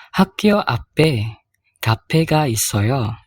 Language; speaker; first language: Korean; non-native, fluent; Indonesian